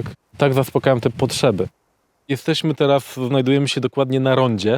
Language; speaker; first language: Polish; native; Polish